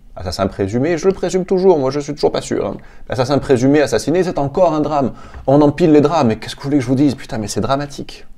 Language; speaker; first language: French; native; French